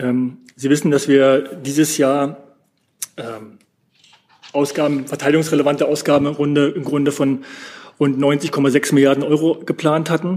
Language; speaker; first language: German; native; German